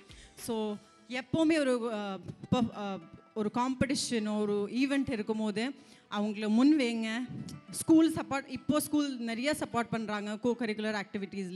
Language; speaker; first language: Tamil; non-native, fluent; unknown